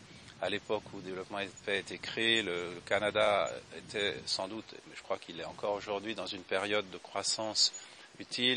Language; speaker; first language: French; native; French